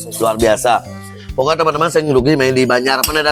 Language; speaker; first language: Indonesian; non-native, local second language; Balinese